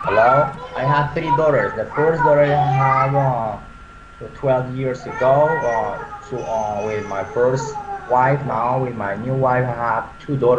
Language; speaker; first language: English; non-native, learner; Spanish